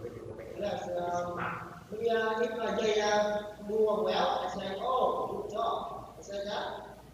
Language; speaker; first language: English; non-native, learner; Vietnamese